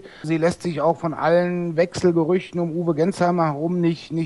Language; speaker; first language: German; native; German